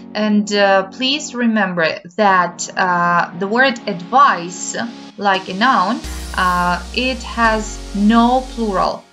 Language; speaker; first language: English; non-native, fluent; Ukrainian